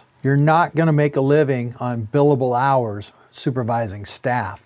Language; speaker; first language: English; native; English